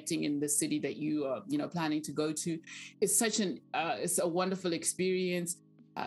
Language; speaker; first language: English; non-native, local second language; Shona